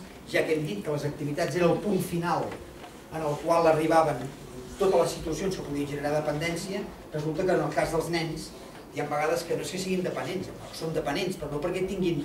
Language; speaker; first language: Catalan; native; Catalan